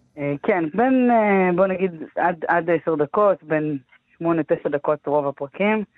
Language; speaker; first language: Hebrew; native; Hebrew